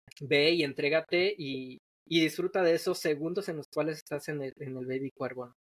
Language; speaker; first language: Spanish; native; Spanish